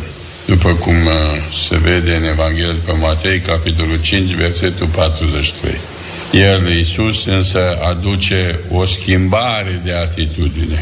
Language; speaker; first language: Romanian; native; Romanian